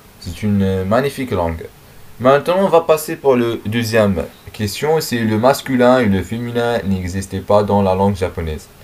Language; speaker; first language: French; non-native, learner; Arabic